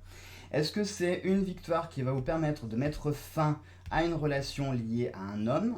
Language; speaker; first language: French; native; French